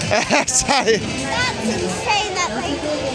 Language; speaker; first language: English; native; English